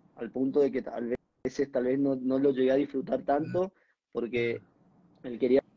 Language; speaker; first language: Spanish; native; Spanish